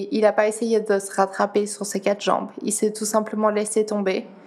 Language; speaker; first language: French; non-native, fluent; Dutch